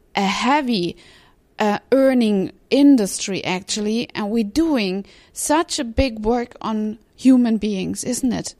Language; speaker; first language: English; non-native, fluent; German